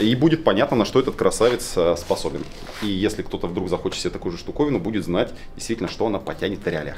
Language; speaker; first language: Russian; native; Russian